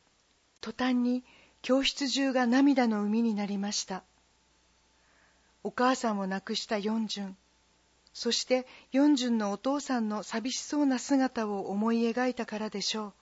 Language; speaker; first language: Japanese; non-native, fluent; Korean